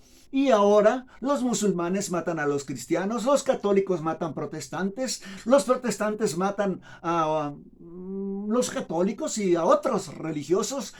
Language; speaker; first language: Spanish; native; Spanish